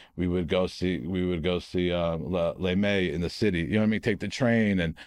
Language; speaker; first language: English; native; English